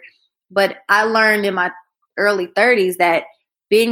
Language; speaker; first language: English; native; English